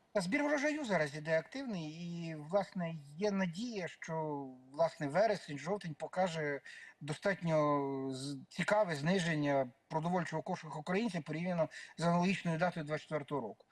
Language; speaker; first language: Ukrainian; native; Ukrainian